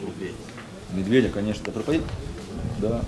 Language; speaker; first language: Russian; native; Russian